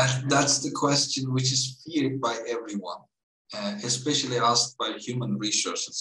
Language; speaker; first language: English; non-native, fluent; Turkish